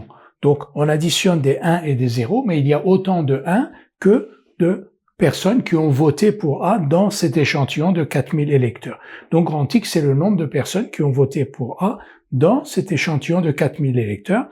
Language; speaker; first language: French; native; French